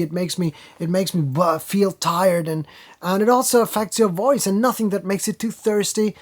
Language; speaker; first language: English; non-native, fluent; German